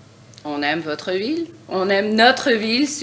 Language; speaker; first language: French; non-native, fluent; Russian